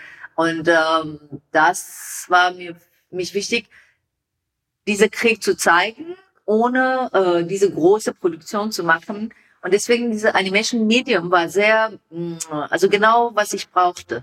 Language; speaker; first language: German; non-native, learner; Persian